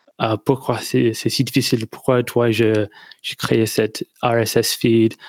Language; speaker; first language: French; non-native, learner; English